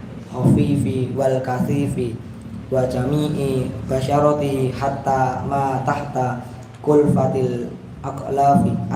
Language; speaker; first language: Arabic; non-native, learner; Indonesian